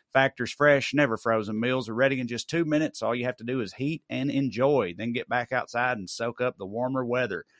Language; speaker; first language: English; native; English